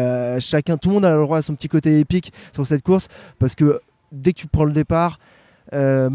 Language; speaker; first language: French; native; French